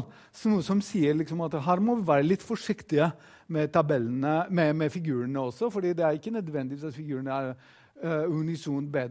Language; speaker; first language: Norwegian; non-native, fluent; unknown